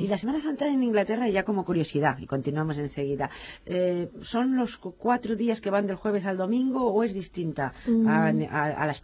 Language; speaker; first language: Spanish; native; Spanish